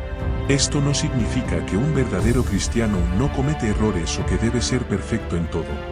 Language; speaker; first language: Spanish; native; Spanish